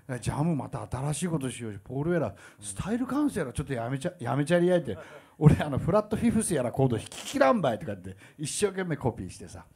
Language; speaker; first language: Japanese; native; Japanese